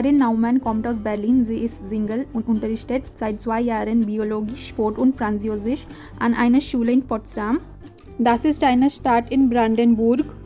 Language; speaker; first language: German; non-native, fluent; Hindi